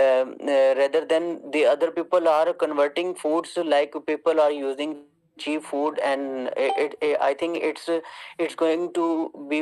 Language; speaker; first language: English; non-native, learner; Urdu